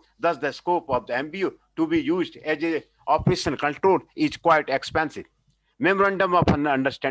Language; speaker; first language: English; non-native, local second language; Hindi